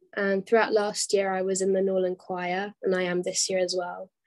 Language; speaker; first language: English; native; English